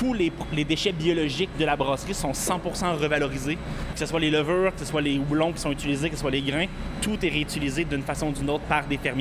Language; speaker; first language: French; native; French